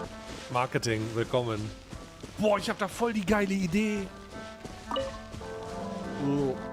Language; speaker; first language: German; native; German